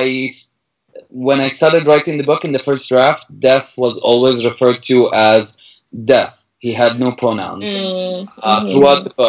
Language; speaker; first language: English; non-native, fluent; Arabic